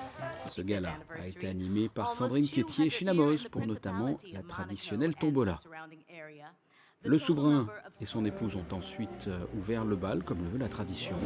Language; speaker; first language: French; native; French